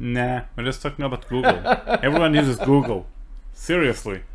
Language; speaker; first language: English; non-native, fluent; Portuguese